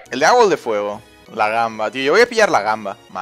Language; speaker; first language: Spanish; native; Spanish